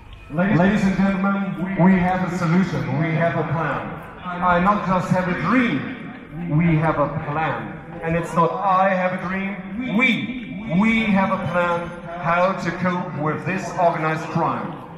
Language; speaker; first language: English; non-native, fluent; German